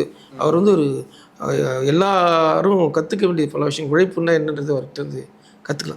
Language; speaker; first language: Tamil; native; Tamil